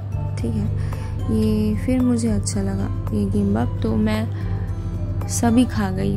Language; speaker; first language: Hindi; non-native, local second language; Bangla